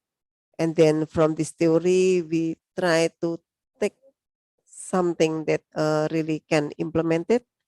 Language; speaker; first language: English; non-native, learner; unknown